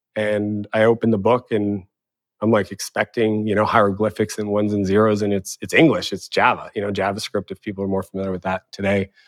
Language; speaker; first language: English; native; English